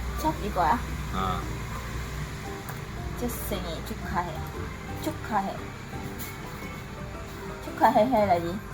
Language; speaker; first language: Korean; non-native, fluent; Vietnamese